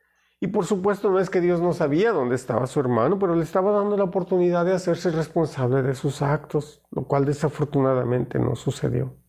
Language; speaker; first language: Spanish; native; Spanish